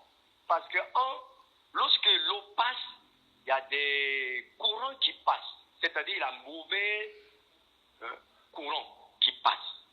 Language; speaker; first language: French; non-native, fluent; Korean